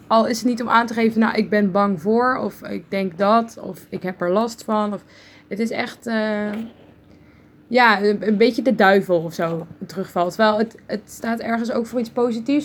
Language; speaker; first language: Dutch; native; Dutch